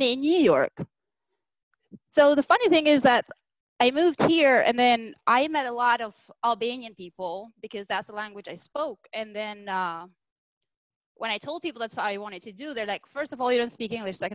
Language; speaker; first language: English; non-native, fluent; Albanian